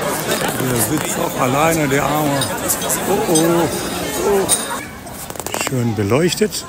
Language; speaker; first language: German; non-native, fluent; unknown